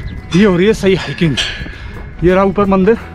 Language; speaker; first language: Hindi; native; Hindi